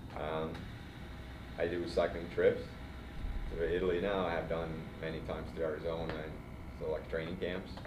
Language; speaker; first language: English; non-native, fluent; Swedish